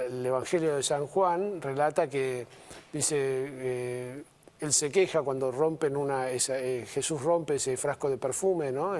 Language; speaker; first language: Spanish; native; Spanish